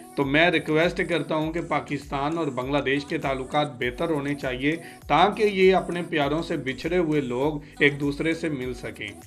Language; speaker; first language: Urdu; non-native, local second language; Bangla